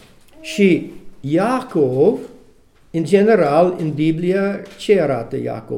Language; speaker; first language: Romanian; non-native, learner; English